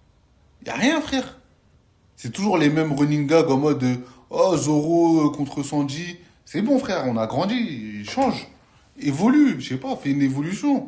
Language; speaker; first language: French; native; French